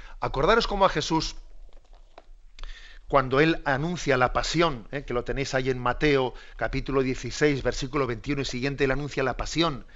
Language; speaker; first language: Spanish; native; Spanish